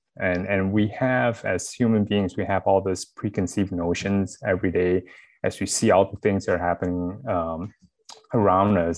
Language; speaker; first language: English; non-native, local second language; Chinese